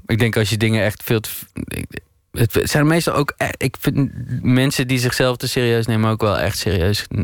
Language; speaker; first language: Dutch; native; Dutch